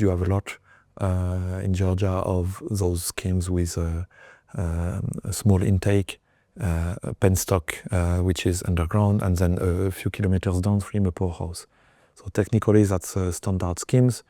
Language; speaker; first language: English; non-native, fluent; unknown